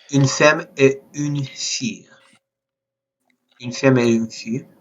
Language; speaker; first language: French; non-native, learner; English